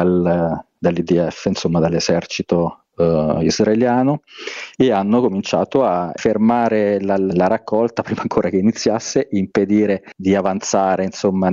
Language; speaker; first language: Italian; native; Italian